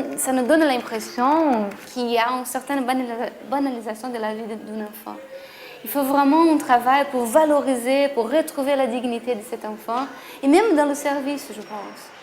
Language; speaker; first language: French; non-native, fluent; Portuguese